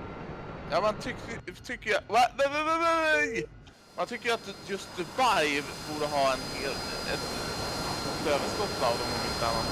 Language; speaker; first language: Swedish; native; Swedish